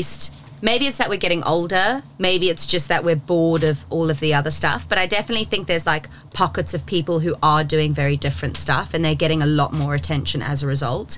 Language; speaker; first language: English; native; English